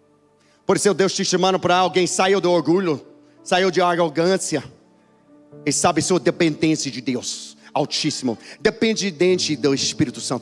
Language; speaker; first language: Portuguese; non-native, learner; English